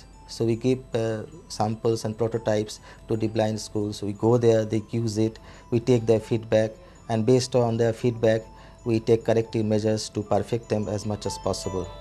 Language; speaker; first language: English; non-native, local second language; Bangla